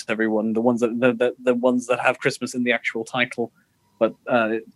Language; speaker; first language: English; native; English